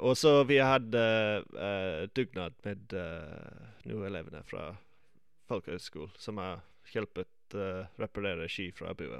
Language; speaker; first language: Norwegian; non-native, fluent; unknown